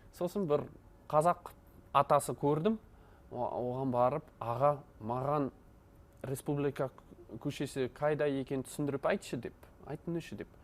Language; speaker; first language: Kazakh; non-native, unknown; Dutch